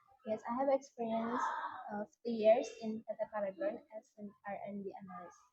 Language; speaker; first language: English; non-native, learner; Indonesian